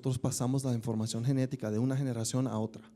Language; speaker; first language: Spanish; native; Spanish